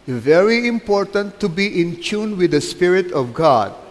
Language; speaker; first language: English; non-native, local second language; Filipino